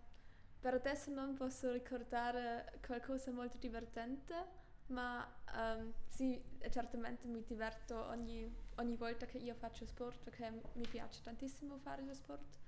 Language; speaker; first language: Italian; non-native, learner; German